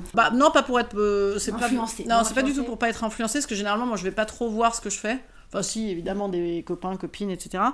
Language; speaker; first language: French; native; French